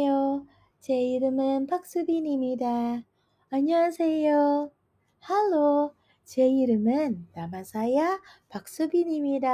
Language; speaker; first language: Korean; non-native, fluent; Indonesian